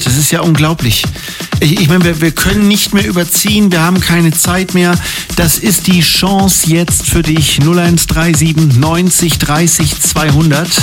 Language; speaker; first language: German; native; German